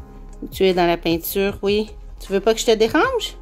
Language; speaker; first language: French; native; French